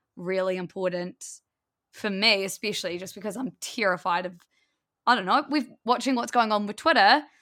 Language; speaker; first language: English; native; English